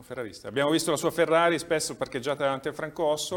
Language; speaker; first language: Italian; native; Italian